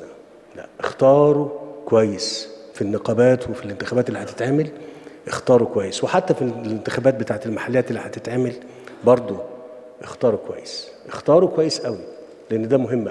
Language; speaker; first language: Arabic; native; Arabic